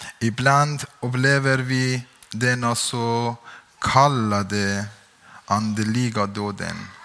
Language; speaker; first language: Swedish; non-native, learner; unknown